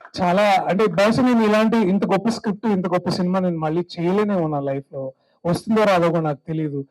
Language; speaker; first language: Telugu; native; Telugu